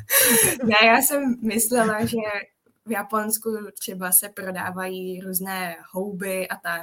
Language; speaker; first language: Czech; non-native, fluent; Japanese